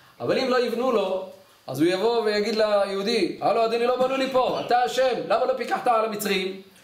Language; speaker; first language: Hebrew; native; Hebrew